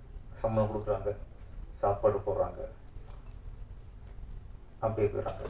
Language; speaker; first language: Tamil; native; Tamil